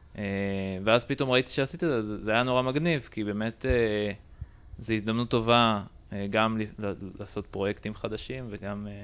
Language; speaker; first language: Hebrew; native; Hebrew